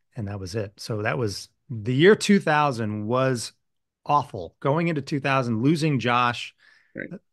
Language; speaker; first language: English; native; English